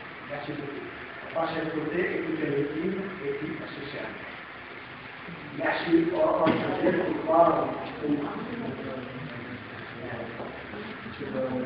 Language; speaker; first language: French; non-native, fluent; Serbian